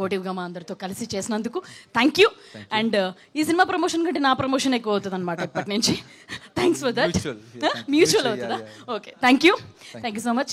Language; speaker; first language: Telugu; native; Telugu